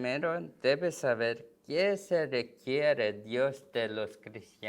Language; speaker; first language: Spanish; non-native, learner; Korean